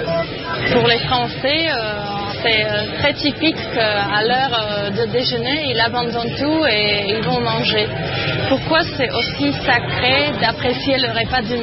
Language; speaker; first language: French; non-native, fluent; Slovak